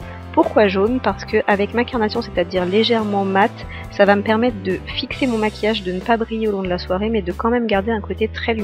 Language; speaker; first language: French; native; French